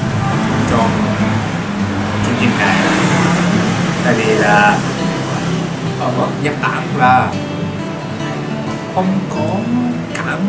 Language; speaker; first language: Vietnamese; non-native, learner; Japanese